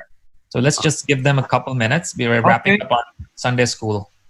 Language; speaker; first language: English; native; English